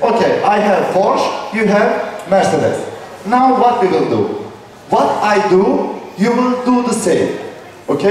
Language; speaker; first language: English; non-native, learner; Arabic